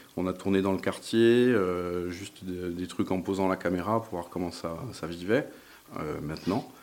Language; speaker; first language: French; native; French